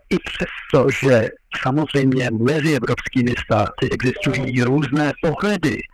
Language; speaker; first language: Czech; non-native, fluent; French